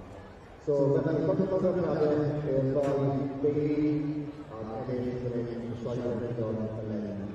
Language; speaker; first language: Welsh; native; Welsh